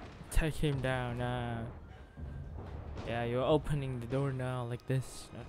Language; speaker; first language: English; non-native, fluent; Vietnamese